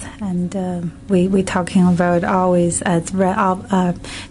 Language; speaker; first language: English; non-native, learner; Chinese